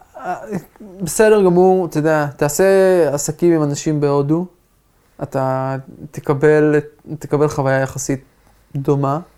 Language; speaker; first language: Hebrew; non-native, local second language; Arabic